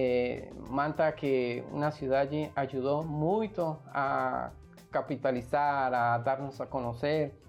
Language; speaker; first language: Portuguese; non-native, learner; Spanish